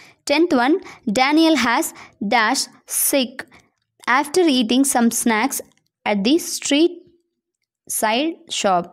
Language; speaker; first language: English; non-native, local second language; Tamil